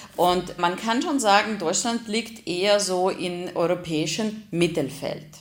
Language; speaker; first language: German; non-native, fluent; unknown